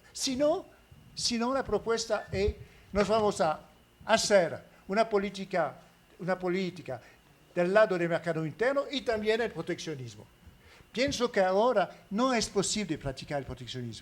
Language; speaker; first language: Spanish; non-native, fluent; French